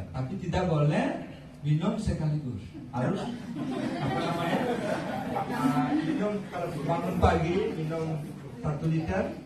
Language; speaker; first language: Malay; non-native, fluent; Bangla